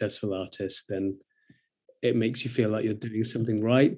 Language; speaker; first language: English; native; English